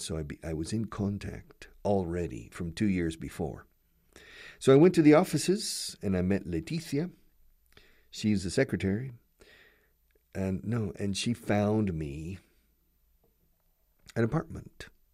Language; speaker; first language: English; native; English